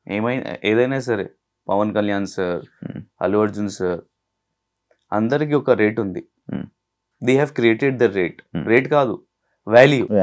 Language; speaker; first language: Telugu; non-native, learner; Hindi